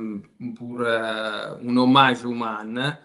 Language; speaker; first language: French; non-native, learner; Italian